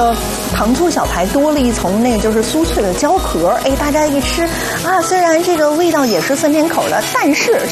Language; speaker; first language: Chinese; native; Chinese